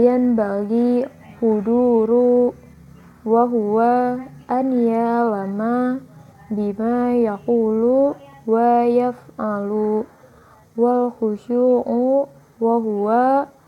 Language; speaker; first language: Arabic; non-native, learner; Indonesian